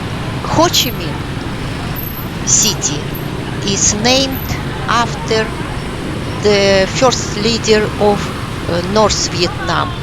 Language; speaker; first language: English; non-native, fluent; Russian